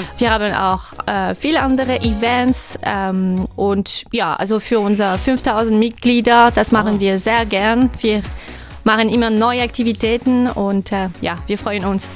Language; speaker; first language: German; non-native, fluent; French